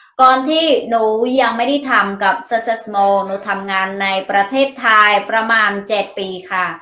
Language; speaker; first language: Thai; non-native, learner; Mon